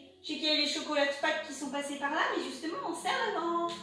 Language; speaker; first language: French; native; French